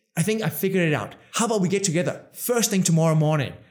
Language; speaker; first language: English; non-native, fluent; Danish